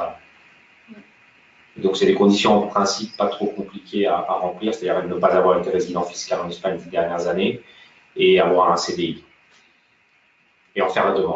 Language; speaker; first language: French; native; French